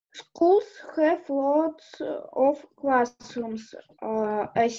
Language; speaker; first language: English; non-native, learner; Russian